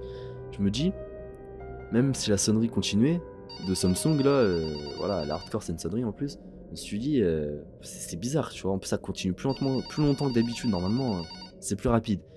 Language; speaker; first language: French; native; French